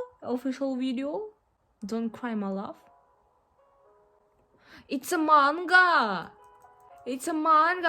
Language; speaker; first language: English; non-native, learner; Kazakh